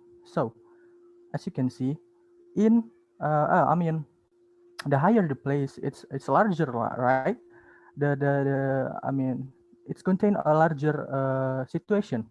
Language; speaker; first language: English; non-native, learner; Indonesian